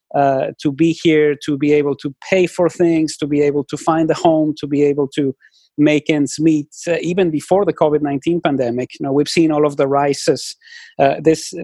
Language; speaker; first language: English; non-native, fluent; Spanish